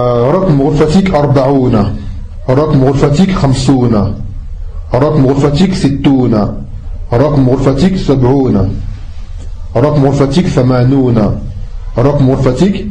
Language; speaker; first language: Arabic; non-native, fluent; French